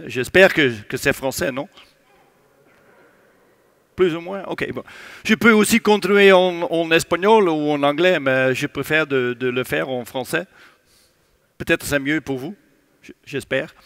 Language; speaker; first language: French; non-native, learner; Dutch